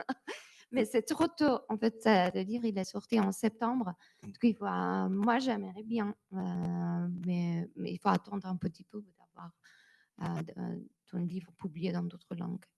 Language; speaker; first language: French; non-native, learner; Persian